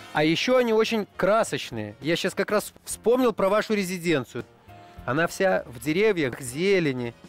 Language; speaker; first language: Russian; native; Russian